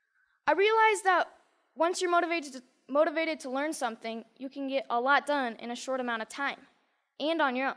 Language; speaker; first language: English; native; English